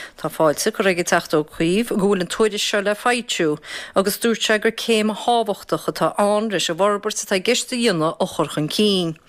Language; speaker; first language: Irish; native; Irish